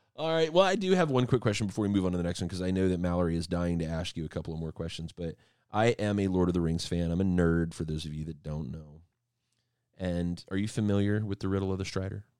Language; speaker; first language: English; native; English